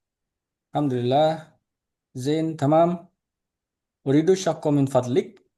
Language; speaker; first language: Arabic; non-native, learner; Indonesian